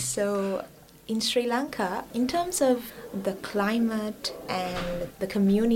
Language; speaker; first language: English; non-native, local second language; Sinhala